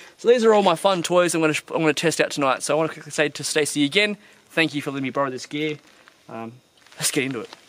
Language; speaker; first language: English; native; English